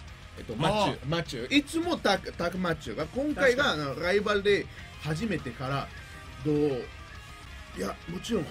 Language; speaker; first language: Japanese; non-native, learner; Spanish